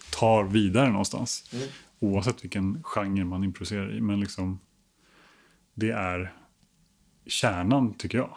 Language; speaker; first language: Swedish; native; Swedish